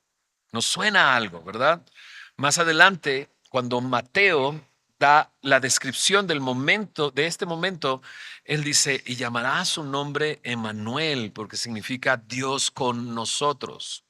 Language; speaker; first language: Spanish; native; Spanish